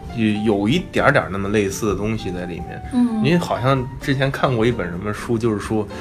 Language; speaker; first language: Chinese; native; Chinese